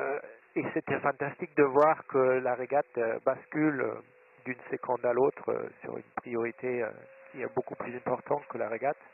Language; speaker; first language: French; non-native, fluent; German